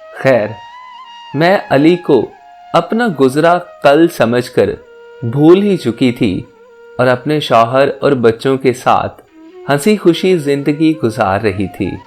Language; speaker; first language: Urdu; native; Urdu